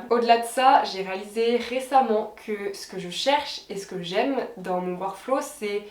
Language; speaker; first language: French; native; French